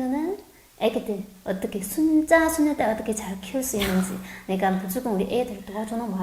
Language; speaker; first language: Korean; non-native, learner; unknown